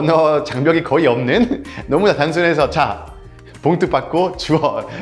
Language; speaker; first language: Korean; non-native, fluent; French